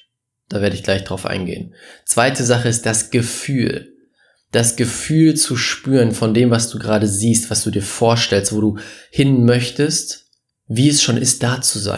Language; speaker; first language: German; native; German